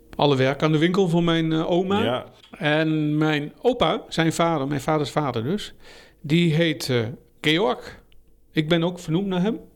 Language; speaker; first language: Dutch; early bilingual, other home language; German